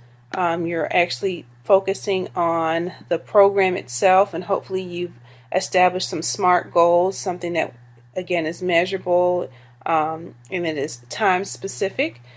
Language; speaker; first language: English; native; English